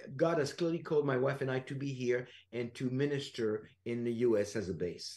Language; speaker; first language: English; non-native, fluent; French